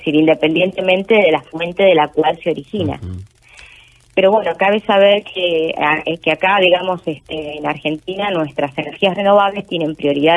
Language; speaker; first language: Spanish; native; Spanish